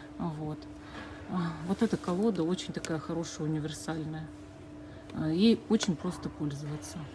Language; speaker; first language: Russian; native; Russian